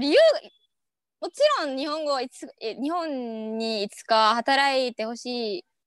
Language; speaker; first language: Japanese; non-native, learner; Arabic